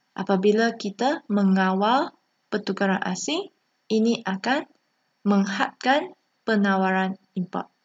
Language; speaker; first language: Malay; non-native, local second language; Chinese